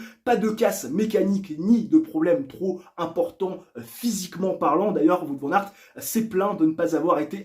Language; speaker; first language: French; native; French